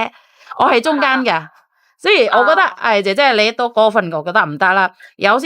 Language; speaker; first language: Cantonese; non-native, fluent; Indonesian